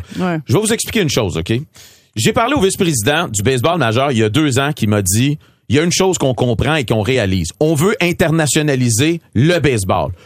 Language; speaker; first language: French; native; French